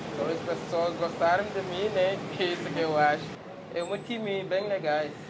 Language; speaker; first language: Portuguese; non-native, learner; Haitian Creole